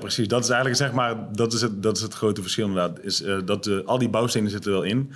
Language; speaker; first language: Dutch; native; Dutch